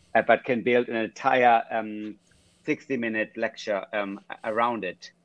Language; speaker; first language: English; non-native, fluent; German